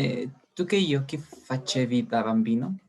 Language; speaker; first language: Italian; non-native, learner; Spanish